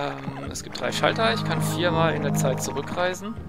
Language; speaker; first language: German; native; German